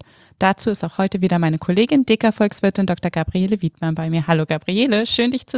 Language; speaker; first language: German; native; German